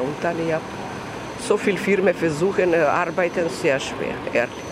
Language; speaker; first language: German; non-native, learner; Serbian